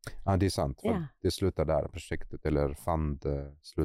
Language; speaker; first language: Swedish; non-native, fluent; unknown